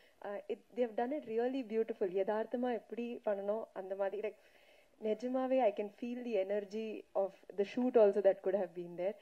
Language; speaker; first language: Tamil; non-native, local second language; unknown